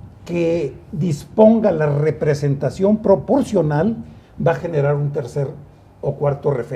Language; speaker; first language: Spanish; native; Spanish